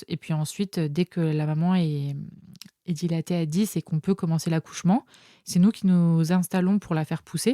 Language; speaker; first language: French; native; French